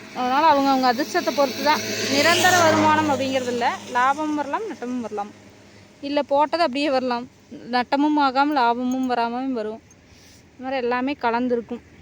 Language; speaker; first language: Tamil; native; Tamil